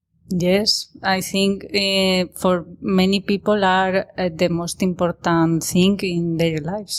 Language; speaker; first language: English; non-native, learner; Spanish